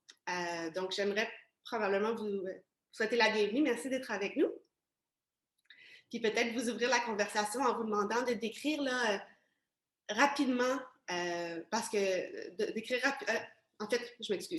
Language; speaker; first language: French; native; French